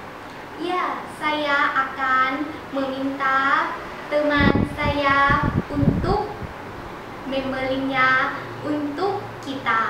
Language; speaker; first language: Indonesian; non-native, learner; Thai